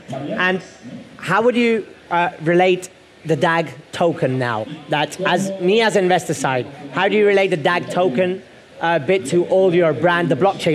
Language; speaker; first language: English; non-native, learner; Spanish